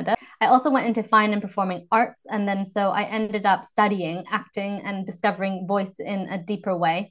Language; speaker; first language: English; native; English